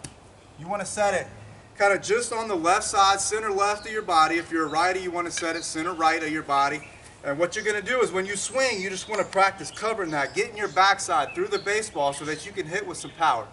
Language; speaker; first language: English; native; English